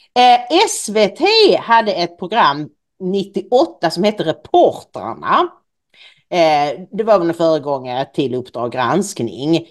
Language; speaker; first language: Swedish; native; Swedish